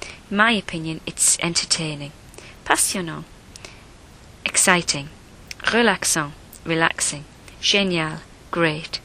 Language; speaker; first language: English; native; English